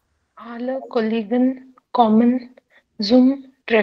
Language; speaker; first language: German; non-native, learner; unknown